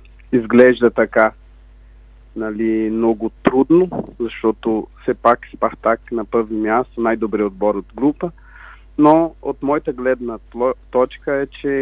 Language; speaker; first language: Bulgarian; non-native, learner; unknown